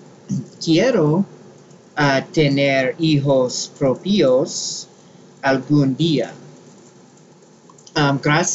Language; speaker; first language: Spanish; non-native, learner; English